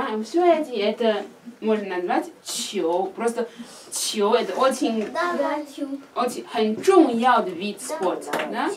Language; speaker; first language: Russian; non-native, learner; Chinese